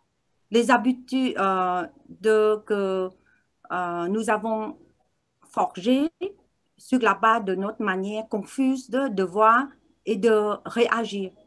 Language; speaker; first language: French; non-native, learner; Vietnamese